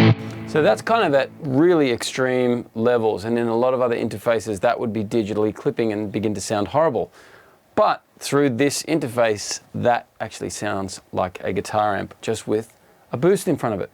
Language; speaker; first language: English; native; English